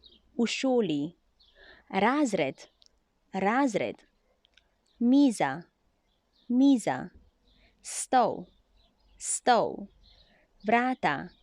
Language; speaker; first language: Slovenian; non-native, learner; Chinese